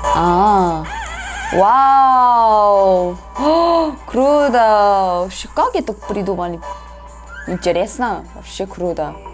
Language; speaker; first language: Russian; non-native, learner; Korean